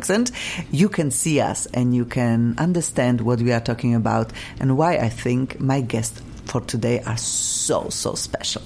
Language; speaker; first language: English; non-native, fluent; Polish